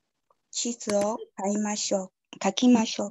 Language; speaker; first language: Japanese; non-native, learner; Chinese